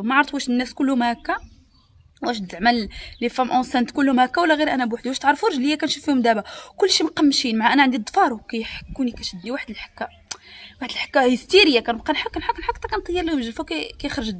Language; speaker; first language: Arabic; native; Arabic